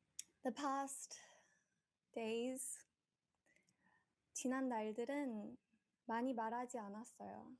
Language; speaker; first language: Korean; early bilingual, heritage; Korean